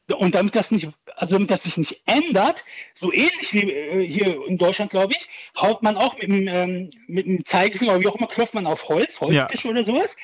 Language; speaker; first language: German; early bilingual, other home language; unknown